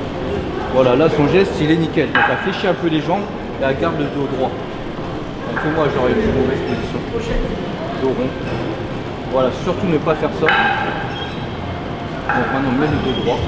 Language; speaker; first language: French; native; French